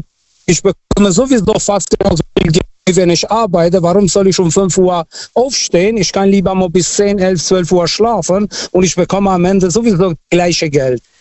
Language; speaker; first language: German; non-native, local second language; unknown